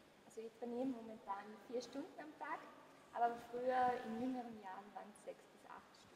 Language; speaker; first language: German; native; German